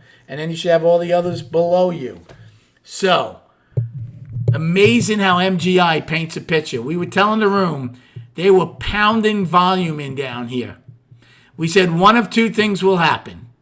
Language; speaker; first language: English; native; English